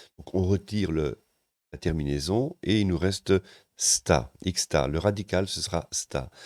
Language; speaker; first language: French; native; French